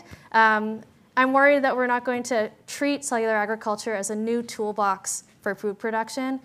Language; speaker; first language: English; native; English